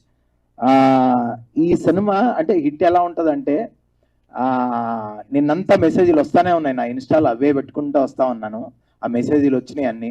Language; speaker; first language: Telugu; native; Telugu